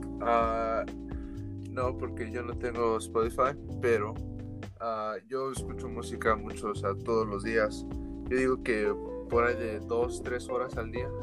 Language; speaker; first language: Spanish; early bilingual, heritage; Spanish